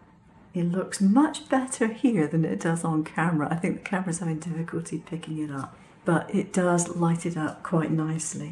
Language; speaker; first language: English; native; English